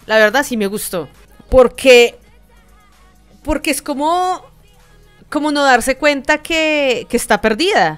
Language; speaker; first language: Spanish; native; Spanish